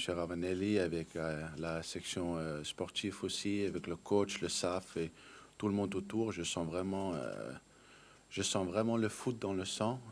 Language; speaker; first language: French; non-native, fluent; Danish